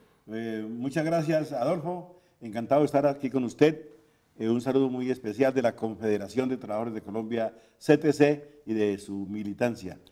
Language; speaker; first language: Spanish; native; Spanish